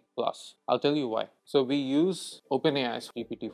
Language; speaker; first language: English; non-native, local second language; Tamil